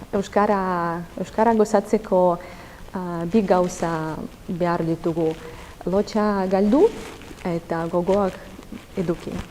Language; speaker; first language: Basque; non-native, local second language; Spanish